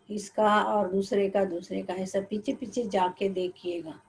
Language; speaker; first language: Hindi; non-native, local second language; Telugu